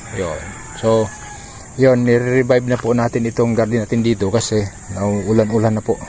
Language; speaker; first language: Filipino; non-native, local second language; Cebuano